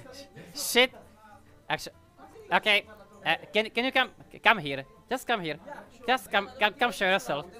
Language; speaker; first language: English; non-native, fluent; Czech